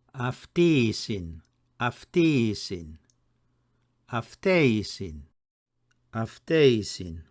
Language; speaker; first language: Greek; non-native, fluent; English